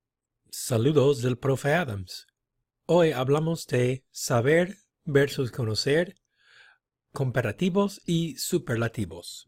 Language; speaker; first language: Spanish; non-native, fluent; English